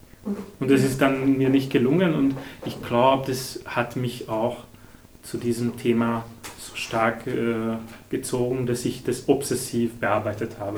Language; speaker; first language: German; non-native, fluent; Hungarian